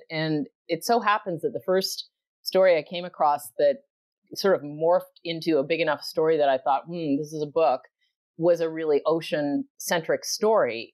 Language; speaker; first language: English; native; English